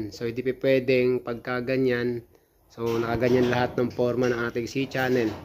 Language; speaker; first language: Filipino; non-native, local second language; Cebuano